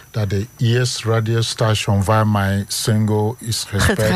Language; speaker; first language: Dutch; non-native, fluent; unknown